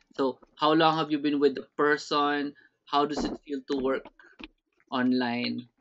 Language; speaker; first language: English; non-native, local second language; Filipino